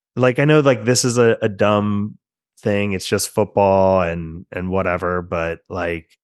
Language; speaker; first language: English; native; English